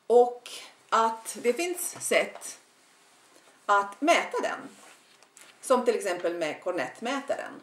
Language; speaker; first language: Swedish; non-native, fluent; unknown